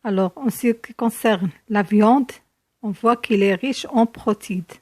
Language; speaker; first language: French; non-native, local second language; Arabic